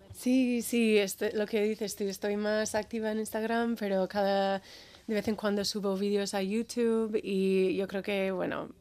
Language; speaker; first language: Spanish; non-native, fluent; English